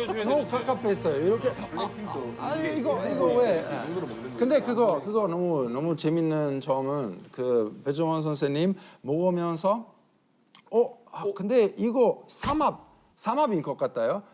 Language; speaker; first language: Korean; non-native, learner; Italian